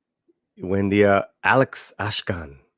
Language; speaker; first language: Spanish; early bilingual, heritage; Spanish